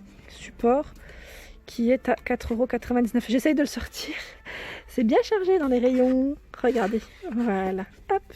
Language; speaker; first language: French; native; French